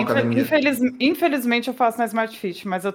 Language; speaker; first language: Portuguese; native; Portuguese